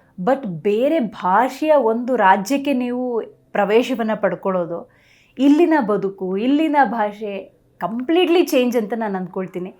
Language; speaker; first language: Kannada; native; Kannada